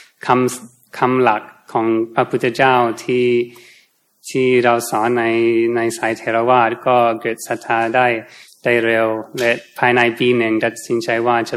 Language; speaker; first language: Thai; non-native, fluent; English